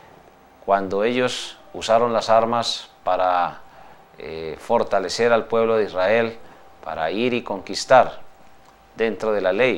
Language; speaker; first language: Spanish; native; Spanish